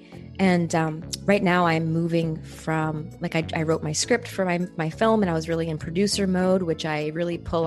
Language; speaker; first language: English; native; English